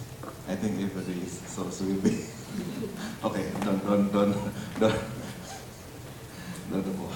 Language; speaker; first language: English; non-native, learner; Thai